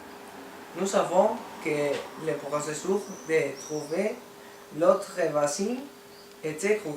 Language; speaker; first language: French; non-native, learner; Spanish